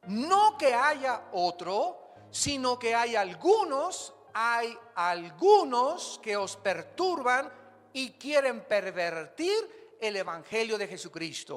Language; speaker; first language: Spanish; native; Spanish